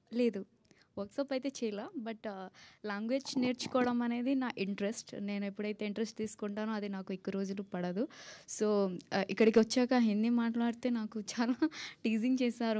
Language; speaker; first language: Telugu; non-native, learner; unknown